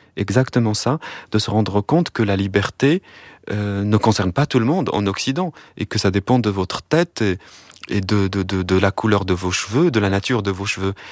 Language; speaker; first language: French; non-native, local second language; Arabic